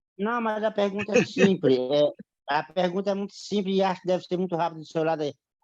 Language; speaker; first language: Portuguese; native; Portuguese